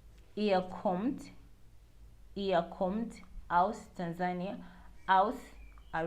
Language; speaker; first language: German; non-native, learner; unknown